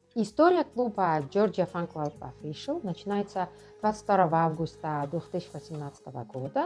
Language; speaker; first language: Russian; non-native, local second language; Georgian